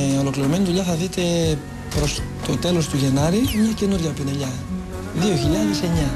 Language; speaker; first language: Greek; early bilingual, heritage; Greek